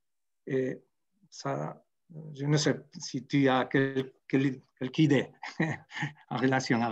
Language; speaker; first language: French; non-native, fluent; Spanish